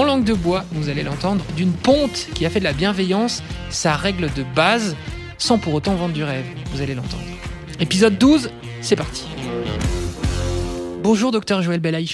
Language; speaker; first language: French; native; French